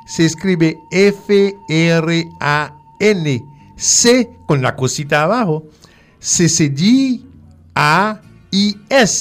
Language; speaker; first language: Spanish; non-native, fluent; French